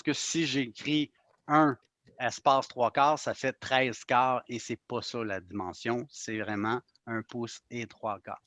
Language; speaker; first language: French; native; French